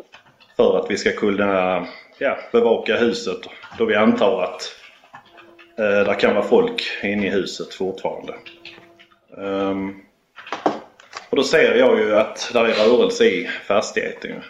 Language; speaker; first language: Swedish; native; Swedish